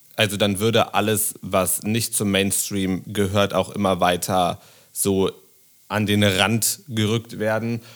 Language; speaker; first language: German; native; German